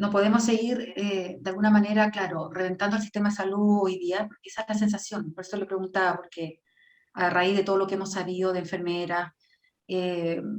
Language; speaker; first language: Spanish; native; Spanish